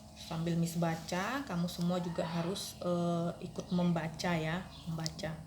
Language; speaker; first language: Indonesian; native; Indonesian